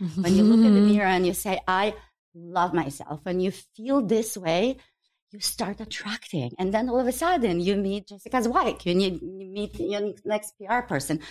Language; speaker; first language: English; non-native, fluent; Ukrainian